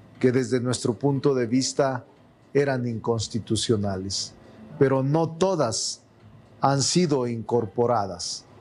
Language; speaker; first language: Spanish; native; Spanish